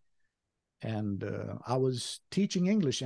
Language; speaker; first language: English; non-native, fluent; Swedish